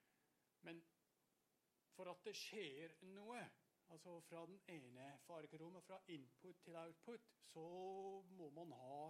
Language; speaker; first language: Norwegian; non-native, fluent; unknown